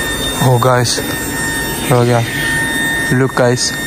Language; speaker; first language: English; non-native, learner; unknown